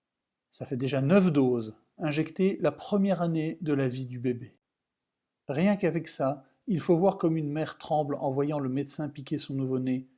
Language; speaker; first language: French; native; French